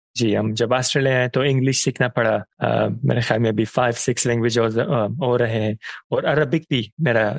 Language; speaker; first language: Urdu; non-native, fluent; Persian